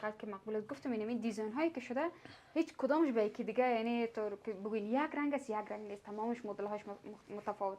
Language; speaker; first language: Persian; native; Persian